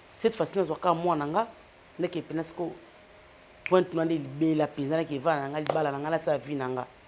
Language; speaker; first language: Lingala; native; Lingala